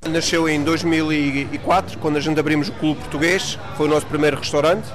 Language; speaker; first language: Portuguese; early bilingual, heritage; Portuguese